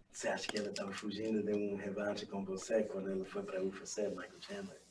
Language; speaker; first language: Portuguese; non-native, learner; English